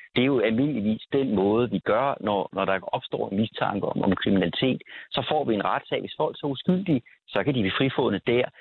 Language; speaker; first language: Danish; native; Danish